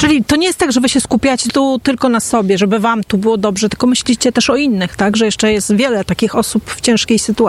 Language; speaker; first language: Polish; native; Polish